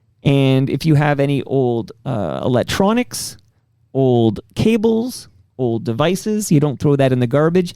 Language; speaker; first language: English; native; English